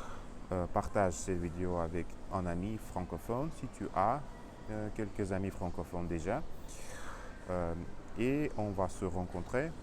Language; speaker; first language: French; non-native, learner; Russian